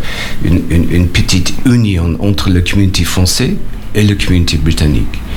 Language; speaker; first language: French; non-native, learner; English